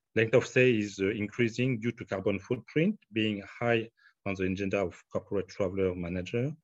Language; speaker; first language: English; non-native, fluent; French